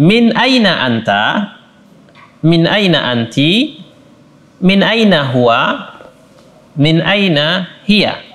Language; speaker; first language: Arabic; non-native, fluent; Indonesian